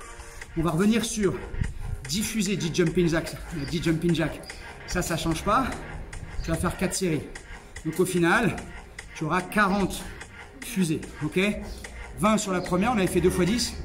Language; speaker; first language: French; native; French